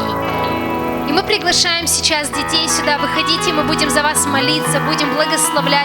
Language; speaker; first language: Russian; native; Russian